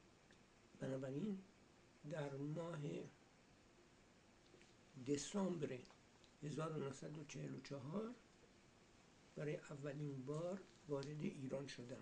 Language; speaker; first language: Persian; early bilingual, heritage; Persian